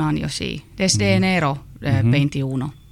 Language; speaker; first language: Spanish; non-native, learner; Finnish